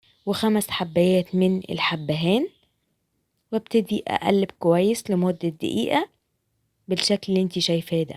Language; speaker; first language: Arabic; native; Arabic